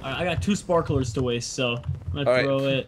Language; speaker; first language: English; native; English